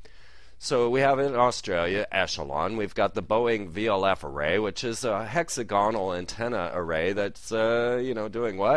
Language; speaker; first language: English; native; English